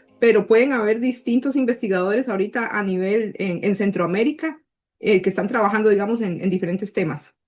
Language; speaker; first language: Spanish; native; Spanish